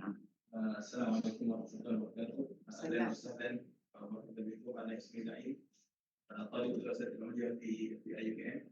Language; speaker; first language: Arabic; non-native, fluent; Malay